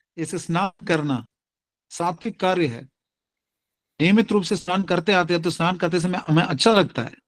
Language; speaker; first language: Hindi; non-native, local second language; Tamil